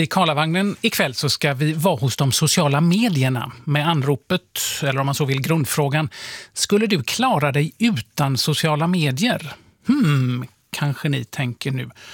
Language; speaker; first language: Swedish; native; Swedish